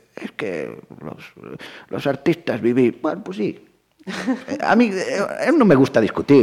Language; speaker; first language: Spanish; native; Spanish